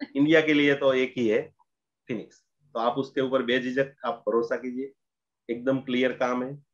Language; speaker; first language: Hindi; non-native, local second language; Gujarati